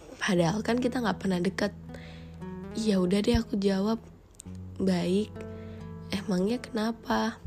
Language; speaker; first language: Indonesian; native; Indonesian